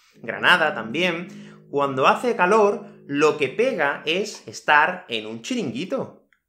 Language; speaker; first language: Spanish; native; Spanish